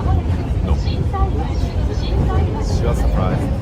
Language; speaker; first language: English; non-native, learner; Japanese